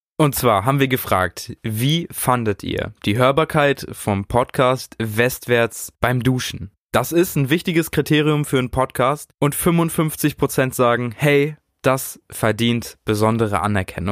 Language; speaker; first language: German; native; German